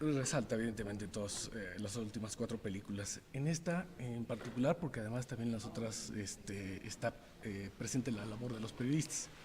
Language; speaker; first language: Spanish; native; Spanish